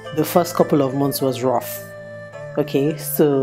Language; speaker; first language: English; non-native, local second language; Igbo